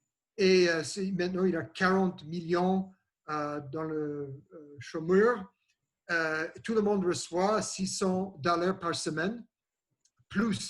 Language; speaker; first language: French; non-native, learner; English